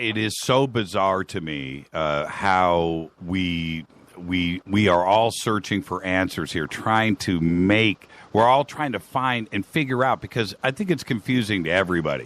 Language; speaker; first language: English; native; English